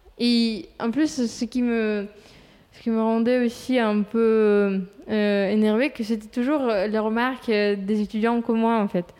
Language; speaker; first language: French; non-native, fluent; Russian